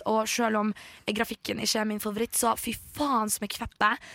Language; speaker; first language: Norwegian; early bilingual, other home language; Polish